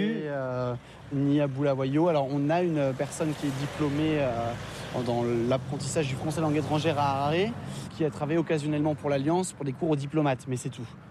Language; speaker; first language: French; native; French